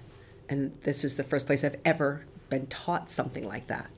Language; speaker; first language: English; native; English